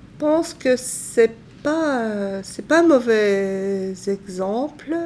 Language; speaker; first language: French; native; French